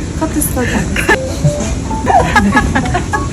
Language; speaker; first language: Korean; non-native, learner; Japanese